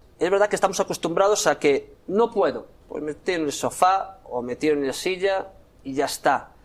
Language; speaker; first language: Spanish; native; Spanish